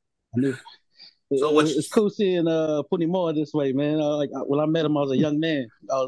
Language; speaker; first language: English; native; English